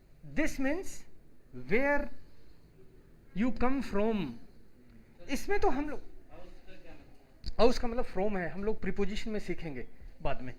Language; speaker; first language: Hindi; native; Hindi